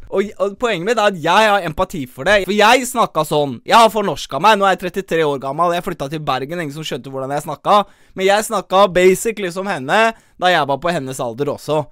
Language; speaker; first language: Norwegian; early bilingual, other home language; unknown